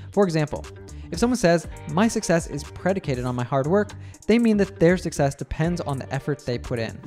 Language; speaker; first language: English; native; English